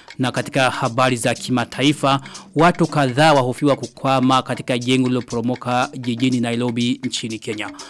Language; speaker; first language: Swahili; non-native, local second language; Rundi